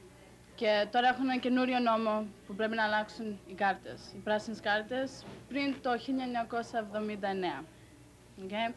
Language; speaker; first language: Greek; early bilingual, heritage; Greek